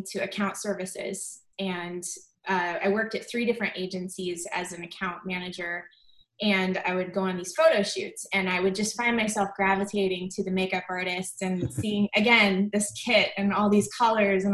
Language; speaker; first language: English; native; English